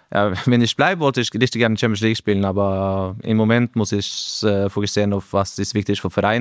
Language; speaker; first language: German; non-native, learner; Norwegian